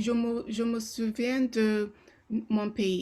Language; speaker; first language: French; non-native, local second language; Yoruba